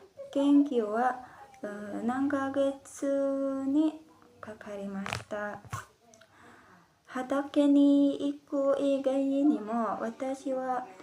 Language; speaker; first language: Japanese; non-native, learner; Indonesian